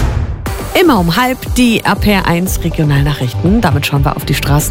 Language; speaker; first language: German; native; German